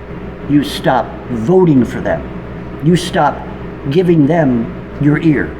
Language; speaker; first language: English; native; English